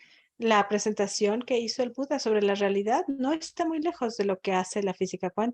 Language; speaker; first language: Spanish; native; Spanish